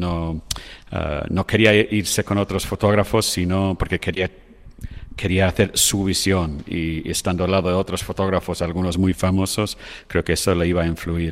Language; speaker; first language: Spanish; non-native, fluent; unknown